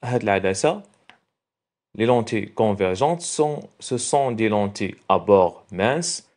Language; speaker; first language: French; non-native, local second language; Arabic